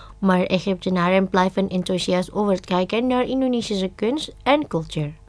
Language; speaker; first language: Dutch; non-native, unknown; Indonesian